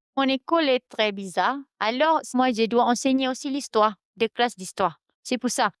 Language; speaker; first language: French; non-native, fluent; Malay